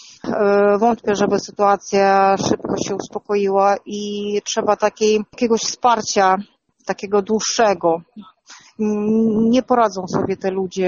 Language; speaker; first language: Polish; non-native, fluent; Russian